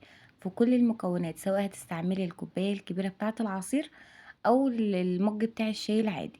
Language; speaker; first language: Arabic; native; Arabic